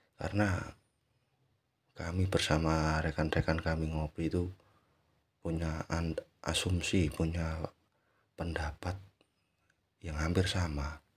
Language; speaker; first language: Indonesian; native; Indonesian